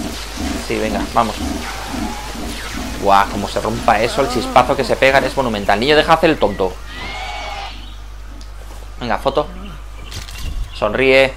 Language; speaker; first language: Spanish; native; Spanish